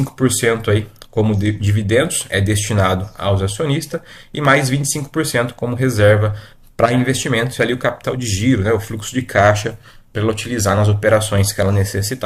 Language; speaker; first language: Portuguese; native; Portuguese